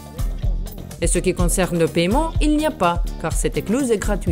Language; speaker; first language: French; non-native, fluent; Russian